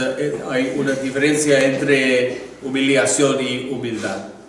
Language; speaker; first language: Spanish; non-native, learner; English